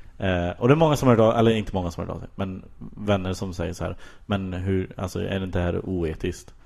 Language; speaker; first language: Swedish; native; Swedish